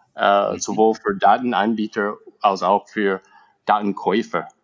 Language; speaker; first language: German; non-native, fluent; English